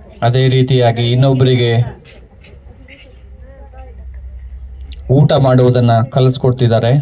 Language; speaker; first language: Kannada; native; Kannada